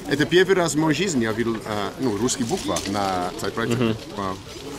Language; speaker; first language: Russian; non-native, learner; English